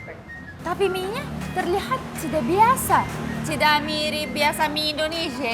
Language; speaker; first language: Indonesian; non-native, fluent; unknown